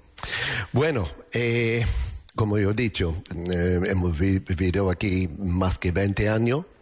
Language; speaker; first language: Spanish; non-native, learner; English